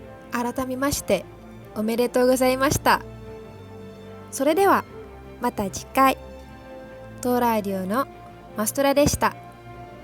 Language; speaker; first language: Japanese; non-native, learner; Malay